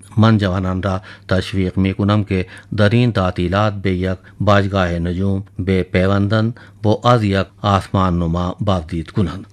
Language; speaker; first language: Persian; non-native, fluent; Urdu